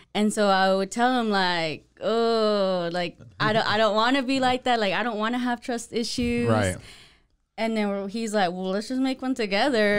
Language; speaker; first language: English; native; English